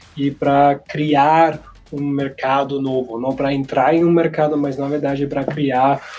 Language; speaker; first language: Portuguese; non-native, learner; German